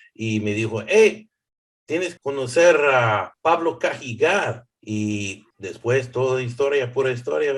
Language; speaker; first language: Spanish; early bilingual, heritage; English